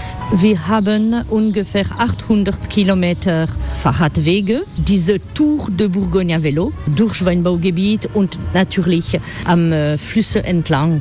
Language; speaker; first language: German; non-native, fluent; French